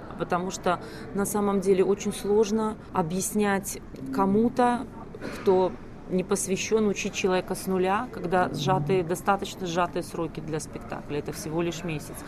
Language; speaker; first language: Russian; native; Russian